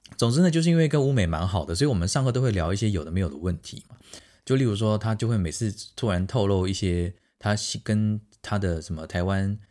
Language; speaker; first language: Chinese; native; Chinese